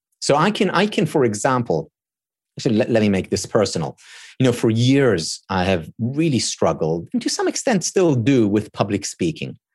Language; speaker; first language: English; non-native, fluent; Hebrew